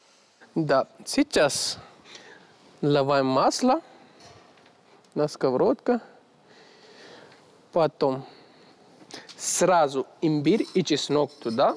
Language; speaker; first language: Russian; non-native, learner; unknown